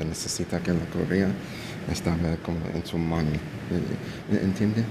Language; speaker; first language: Spanish; early bilingual, heritage; English